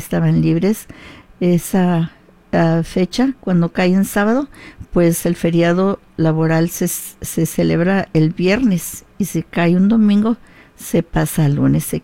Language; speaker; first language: Spanish; early bilingual, heritage; Spanish